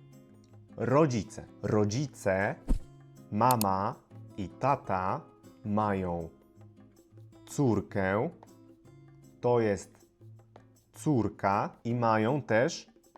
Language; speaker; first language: Polish; native; Polish